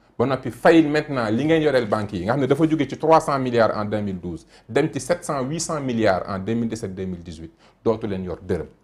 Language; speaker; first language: French; non-native, local second language; Wolof